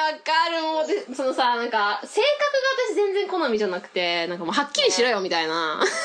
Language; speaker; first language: Japanese; early bilingual, heritage; Japanese